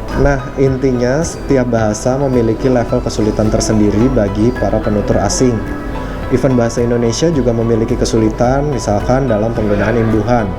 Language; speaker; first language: Indonesian; native; Indonesian